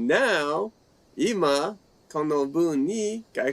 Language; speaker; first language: Japanese; non-native, fluent; English